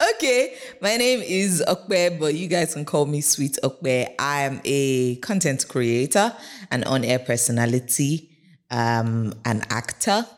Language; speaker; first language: English; non-native, local second language; Yoruba